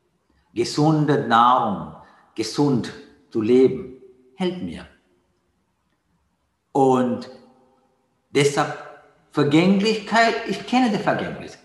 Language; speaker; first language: German; non-native, learner; Sinhala